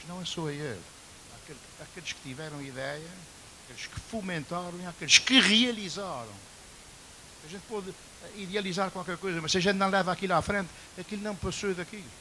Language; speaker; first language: Portuguese; native; Portuguese